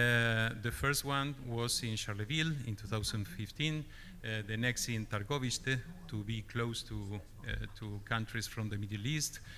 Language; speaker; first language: English; non-native, fluent; Spanish